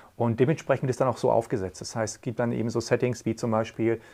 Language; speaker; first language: German; native; German